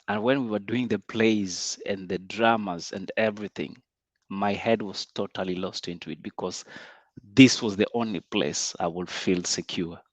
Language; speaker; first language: English; non-native, local second language; Swahili